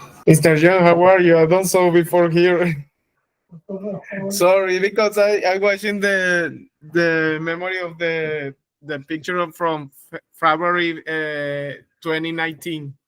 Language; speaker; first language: English; non-native, learner; Spanish